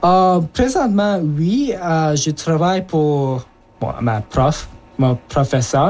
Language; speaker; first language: French; early bilingual, other home language; Japanese